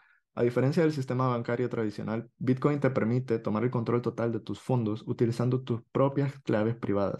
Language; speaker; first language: Spanish; native; Spanish